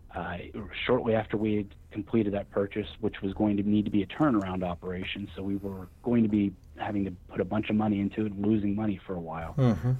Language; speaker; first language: English; native; English